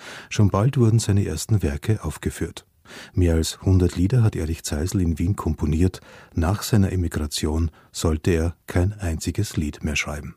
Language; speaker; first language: German; native; German